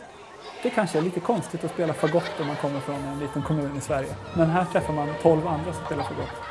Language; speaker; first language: Swedish; native; Swedish